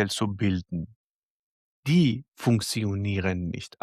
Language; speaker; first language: German; non-native, fluent; Arabic